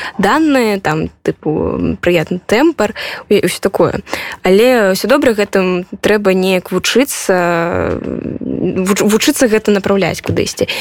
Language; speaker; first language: Belarusian; non-native, local second language; Russian